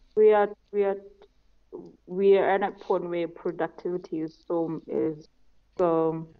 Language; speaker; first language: English; non-native, local second language; Xhosa